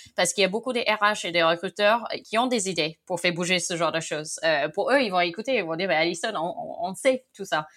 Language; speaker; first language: French; non-native, fluent; English